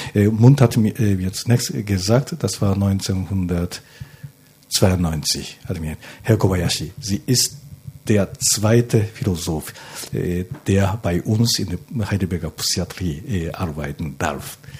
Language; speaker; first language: German; non-native, fluent; Japanese